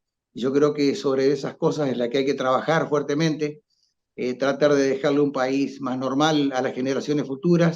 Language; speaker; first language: Spanish; native; Spanish